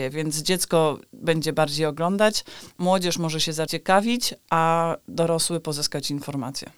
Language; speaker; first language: Polish; native; Polish